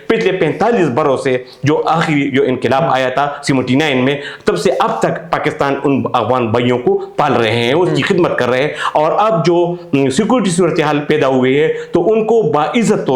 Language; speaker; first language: Urdu; non-native, local second language; Pashto